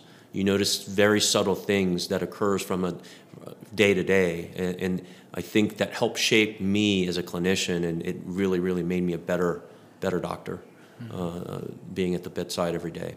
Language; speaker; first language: English; native; English